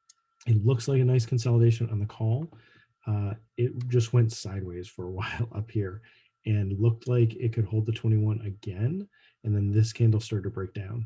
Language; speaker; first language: English; native; English